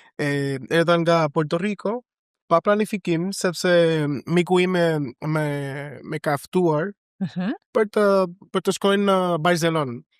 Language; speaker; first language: Albanian; non-native, learner; Spanish